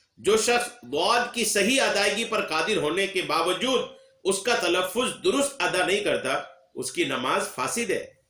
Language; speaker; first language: Urdu; native; Urdu